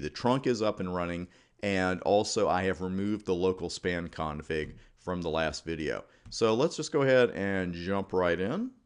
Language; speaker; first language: English; native; English